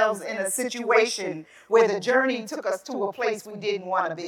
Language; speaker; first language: English; native; English